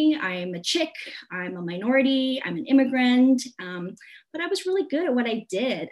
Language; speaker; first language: English; non-native, local second language; Cantonese